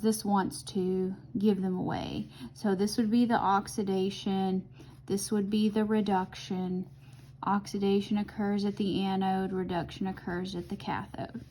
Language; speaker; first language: English; native; English